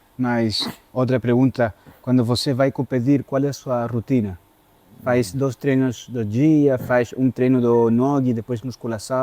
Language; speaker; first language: Portuguese; non-native, fluent; Spanish